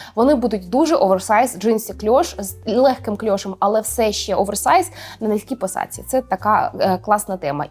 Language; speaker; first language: Ukrainian; non-native, local second language; Russian